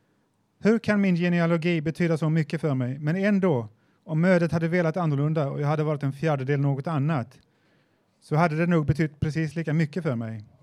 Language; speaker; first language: Swedish; native; Swedish